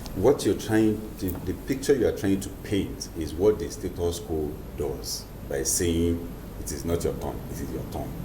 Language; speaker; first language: English; non-native, local second language; Yoruba